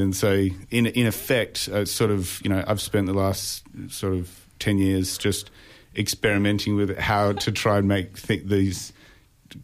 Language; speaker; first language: English; native; English